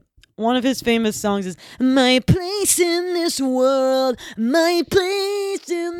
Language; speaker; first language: English; native; English